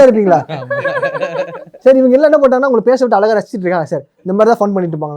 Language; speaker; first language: Tamil; native; Tamil